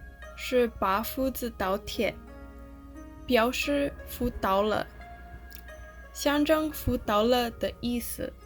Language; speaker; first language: Chinese; non-native, learner; English